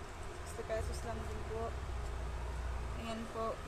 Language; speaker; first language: Filipino; native; Filipino